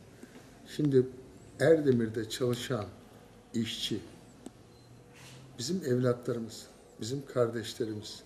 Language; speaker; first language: Turkish; native; Turkish